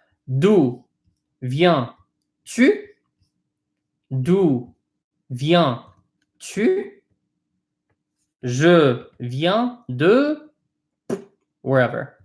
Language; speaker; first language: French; non-native, fluent; English